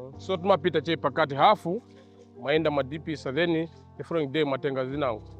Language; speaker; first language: Nyanja; non-native, local second language; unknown